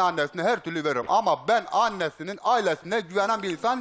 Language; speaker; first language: Turkish; native; Turkish